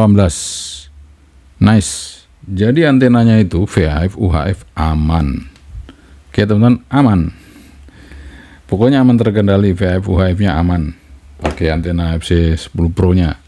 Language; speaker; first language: Indonesian; native; Indonesian